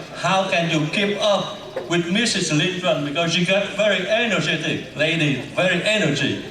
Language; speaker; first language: English; non-native, fluent; Vietnamese